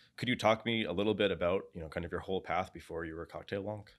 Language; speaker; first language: English; native; English